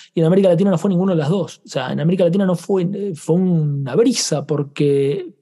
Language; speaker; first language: Spanish; native; Spanish